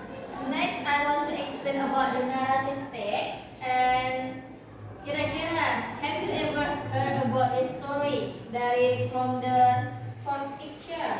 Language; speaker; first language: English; non-native, learner; Indonesian